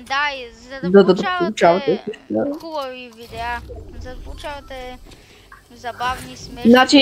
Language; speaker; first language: Bulgarian; native; Bulgarian